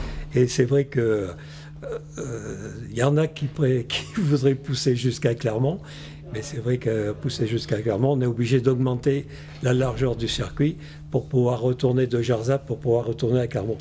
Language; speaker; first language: French; native; French